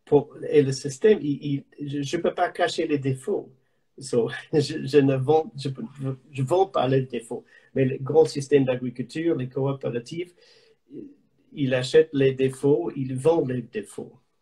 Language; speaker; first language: French; non-native, learner; English